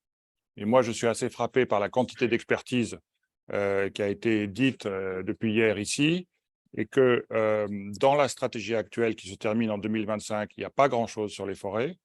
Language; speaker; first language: French; native; French